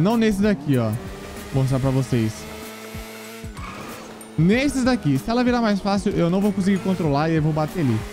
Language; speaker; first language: Portuguese; native; Portuguese